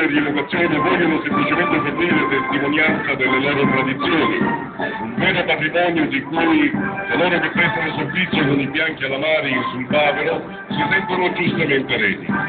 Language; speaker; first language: Italian; native; Italian